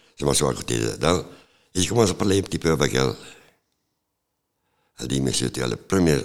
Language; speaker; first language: French; non-native, local second language; Dutch